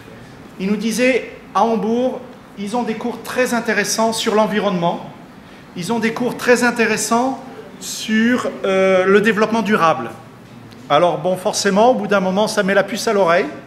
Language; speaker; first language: French; native; French